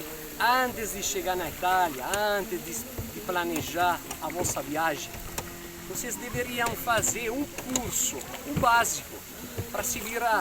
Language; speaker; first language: Portuguese; non-native, fluent; Italian